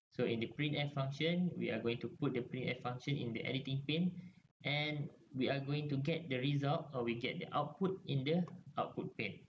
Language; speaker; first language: English; non-native, local second language; Malay